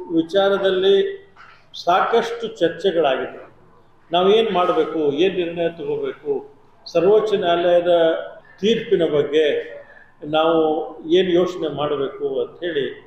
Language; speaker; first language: Kannada; non-native, local second language; Lambadi